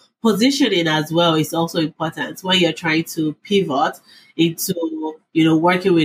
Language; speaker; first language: English; non-native, local second language; Yoruba